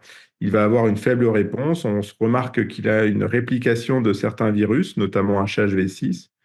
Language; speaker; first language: French; native; French